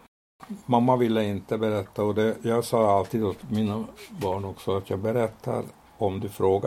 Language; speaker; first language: Swedish; non-native, fluent; Hungarian